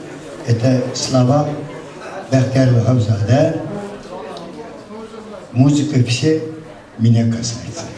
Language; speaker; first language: Russian; non-native, local second language; Azerbaijani